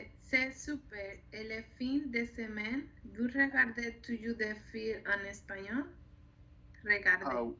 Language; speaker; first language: French; non-native, learner; Spanish